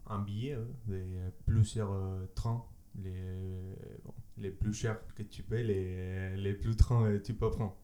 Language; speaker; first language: French; non-native, learner; Spanish